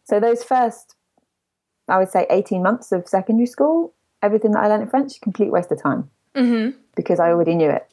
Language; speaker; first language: English; native; English